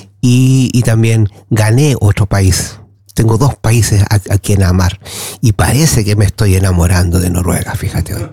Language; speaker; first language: Spanish; native; Spanish